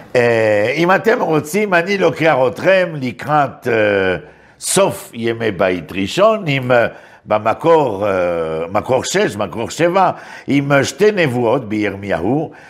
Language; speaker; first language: Hebrew; non-native, fluent; French